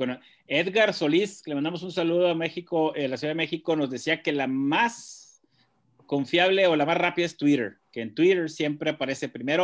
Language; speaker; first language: Spanish; native; Spanish